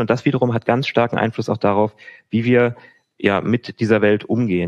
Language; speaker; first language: German; native; German